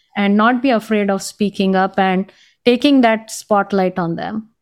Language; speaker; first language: English; non-native, local second language; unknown